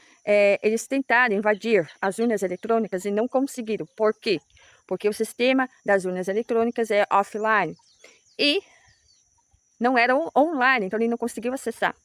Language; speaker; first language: Portuguese; native; Portuguese